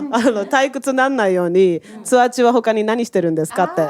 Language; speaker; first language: Japanese; native; Japanese